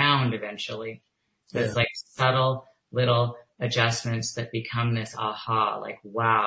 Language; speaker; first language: English; native; English